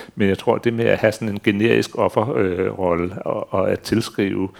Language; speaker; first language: Danish; native; Danish